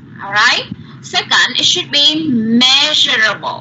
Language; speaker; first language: English; non-native, learner; Vietnamese